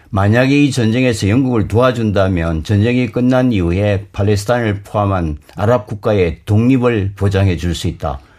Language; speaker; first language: Korean; native; Korean